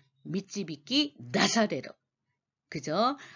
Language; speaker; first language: Japanese; non-native, fluent; Korean